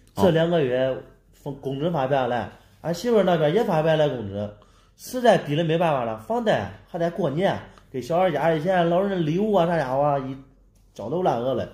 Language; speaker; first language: Chinese; native; Chinese